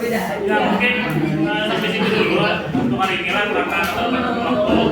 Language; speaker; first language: Malay; native; Malay